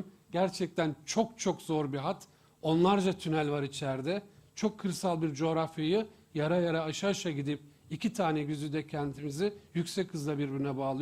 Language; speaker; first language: Turkish; native; Turkish